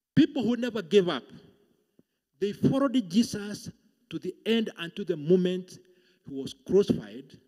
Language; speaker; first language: English; non-native, local second language; Swahili